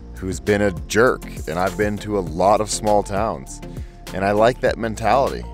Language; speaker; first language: English; native; English